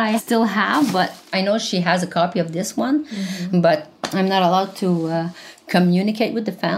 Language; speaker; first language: English; non-native, fluent; French